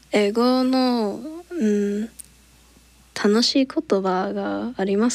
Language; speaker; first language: Japanese; non-native, learner; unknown